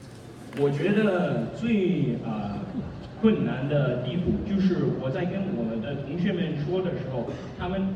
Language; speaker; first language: Chinese; early bilingual, heritage; Chinese